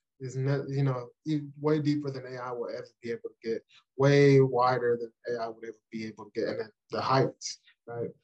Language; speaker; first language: English; early bilingual, other home language; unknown